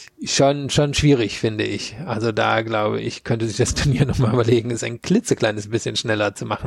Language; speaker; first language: German; native; German